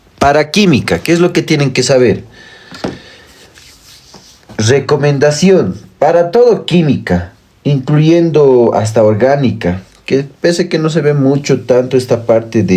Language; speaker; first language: Spanish; native; Spanish